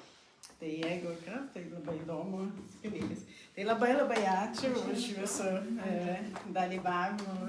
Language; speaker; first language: Lithuanian; non-native, learner; Portuguese